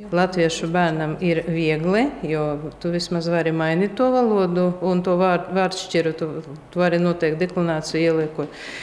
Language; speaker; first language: Latvian; non-native, local second language; Russian